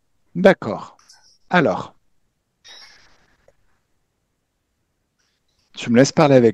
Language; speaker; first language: French; native; French